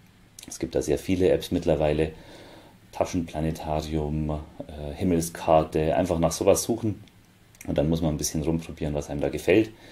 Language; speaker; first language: German; native; German